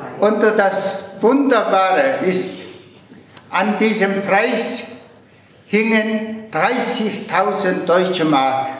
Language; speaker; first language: German; non-native, fluent; Mongolian